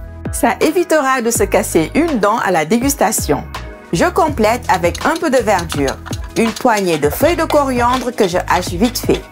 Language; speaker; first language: French; native; French